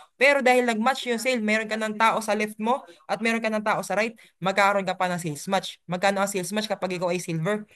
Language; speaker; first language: Filipino; native; Filipino